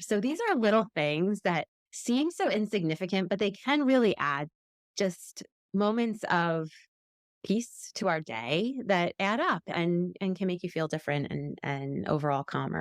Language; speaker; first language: English; native; English